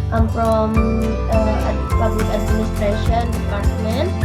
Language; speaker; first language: English; non-native, learner; Indonesian